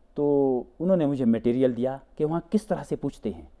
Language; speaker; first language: Hindi; native; Hindi